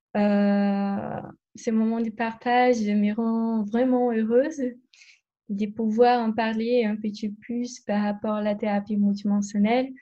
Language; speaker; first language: French; non-native, fluent; Portuguese